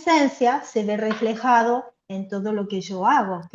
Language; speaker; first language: Spanish; non-native, fluent; French